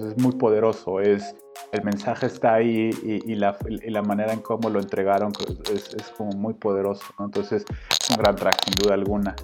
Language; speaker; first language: Spanish; native; Spanish